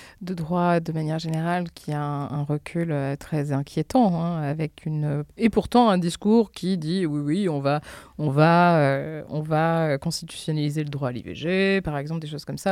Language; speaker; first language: French; native; French